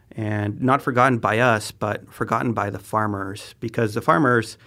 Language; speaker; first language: English; non-native, fluent; Spanish